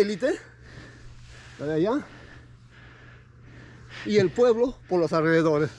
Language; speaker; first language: Spanish; native; Spanish